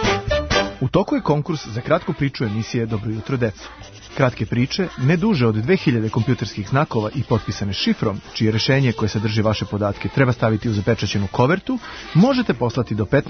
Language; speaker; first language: Serbian; native; Serbian